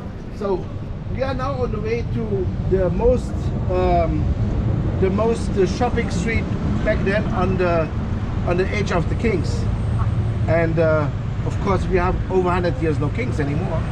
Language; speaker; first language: English; non-native, fluent; Portuguese